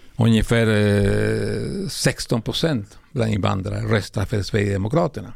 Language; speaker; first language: Swedish; non-native, fluent; Spanish